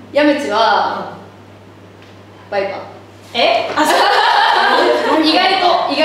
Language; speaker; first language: Japanese; native; Japanese